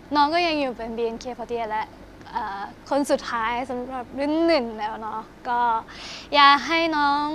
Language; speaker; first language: Thai; non-native, fluent; Japanese